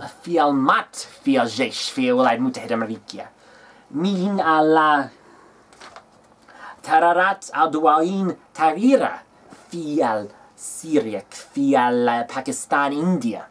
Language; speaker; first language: Arabic; non-native, learner; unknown